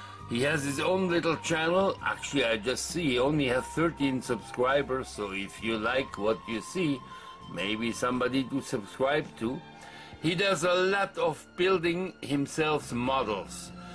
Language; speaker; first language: English; non-native, fluent; German